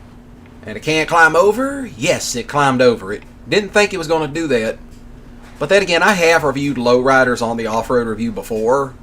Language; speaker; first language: English; native; English